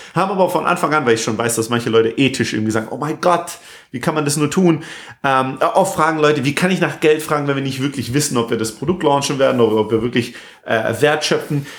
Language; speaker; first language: German; non-native, fluent; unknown